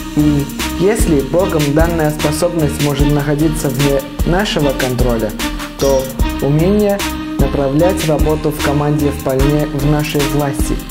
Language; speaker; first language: Russian; non-native, fluent; Armenian